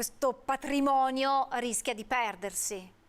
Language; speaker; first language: Italian; native; Italian